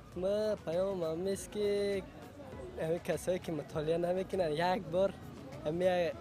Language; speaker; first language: Persian; native; Persian